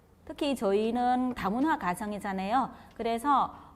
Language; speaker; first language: Korean; non-native, learner; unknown